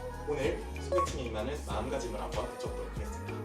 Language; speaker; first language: Korean; native; Korean